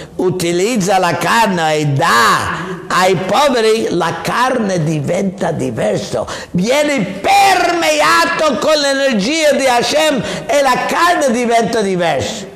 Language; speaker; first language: Italian; non-native, fluent; English